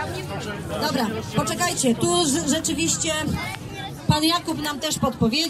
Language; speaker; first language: Polish; native; Polish